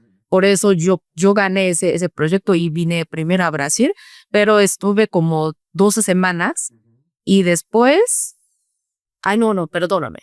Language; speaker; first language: Spanish; non-native, fluent; Korean